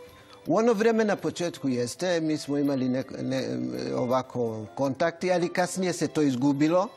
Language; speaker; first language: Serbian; non-native, fluent; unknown